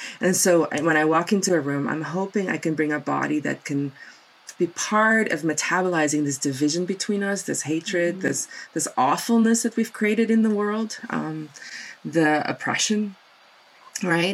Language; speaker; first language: English; non-native, local second language; Afrikaans